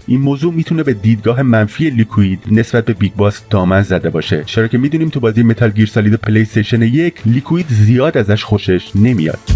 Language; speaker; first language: Persian; native; Persian